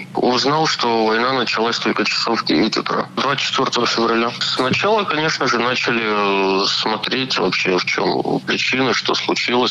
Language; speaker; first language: Russian; native; Russian